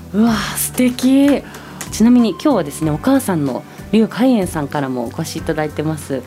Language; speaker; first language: Japanese; native; Japanese